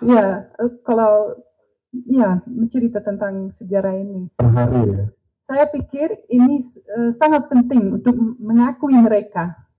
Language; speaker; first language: Indonesian; non-native, learner; Dutch